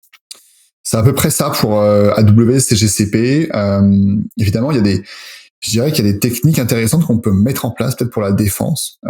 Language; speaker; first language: French; native; French